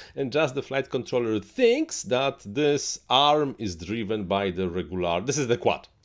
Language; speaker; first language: English; non-native, fluent; Polish